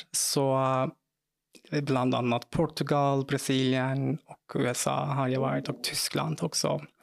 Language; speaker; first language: Swedish; non-native, fluent; Turkish